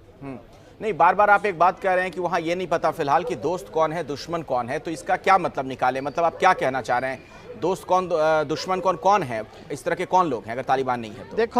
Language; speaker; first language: Hindi; native; Hindi